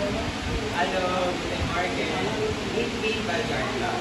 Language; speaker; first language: German; non-native, learner; Filipino